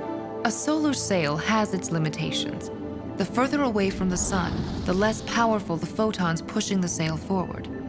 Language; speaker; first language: English; native; English